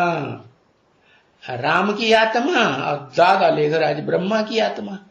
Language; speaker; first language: Hindi; native; Hindi